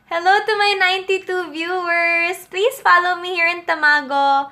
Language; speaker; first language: English; non-native, local second language; Filipino